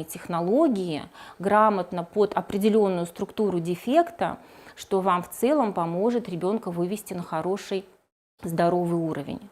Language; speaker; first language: Russian; native; Russian